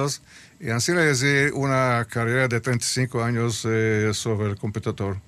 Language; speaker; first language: Spanish; early bilingual, heritage; Spanish